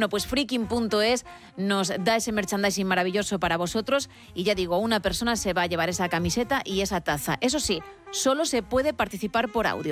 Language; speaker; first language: Spanish; native; Spanish